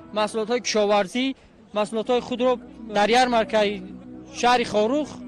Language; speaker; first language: Tajik; native; Tajik